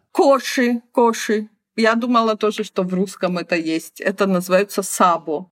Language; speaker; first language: Russian; non-native, local second language; Georgian